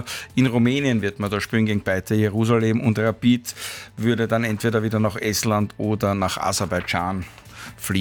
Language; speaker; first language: German; native; German